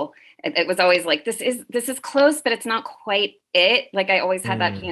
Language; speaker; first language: English; native; English